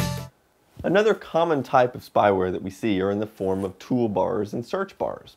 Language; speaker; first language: English; native; English